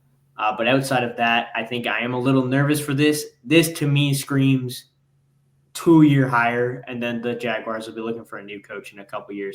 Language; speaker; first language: English; native; English